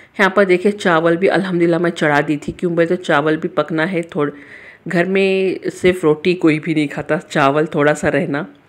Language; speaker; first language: Hindi; native; Hindi